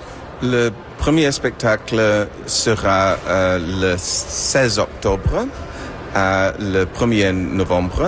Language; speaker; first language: French; non-native, fluent; English